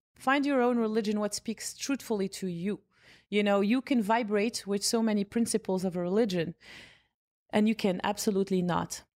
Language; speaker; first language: English; non-native, fluent; Arabic